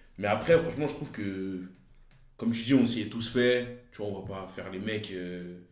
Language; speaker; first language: French; native; French